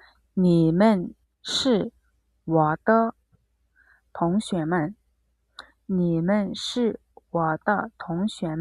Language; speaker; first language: Chinese; non-native, fluent; Mongolian